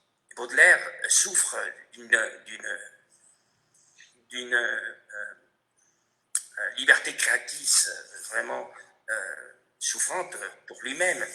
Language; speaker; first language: French; non-native, fluent; Spanish